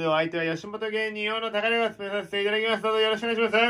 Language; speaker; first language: Japanese; native; Japanese